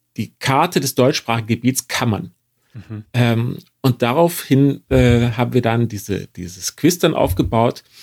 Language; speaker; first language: German; native; German